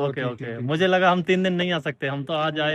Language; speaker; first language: Hindi; native; Hindi